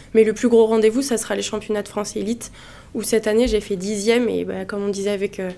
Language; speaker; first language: French; native; French